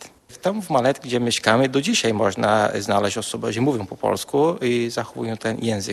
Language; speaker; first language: Polish; non-native, fluent; Portuguese